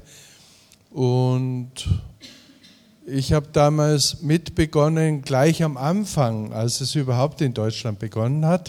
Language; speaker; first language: German; native; German